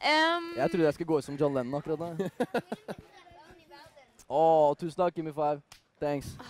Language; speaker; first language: Norwegian; native; Norwegian